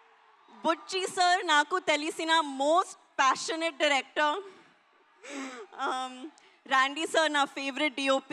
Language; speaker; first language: Telugu; non-native, learner; Hindi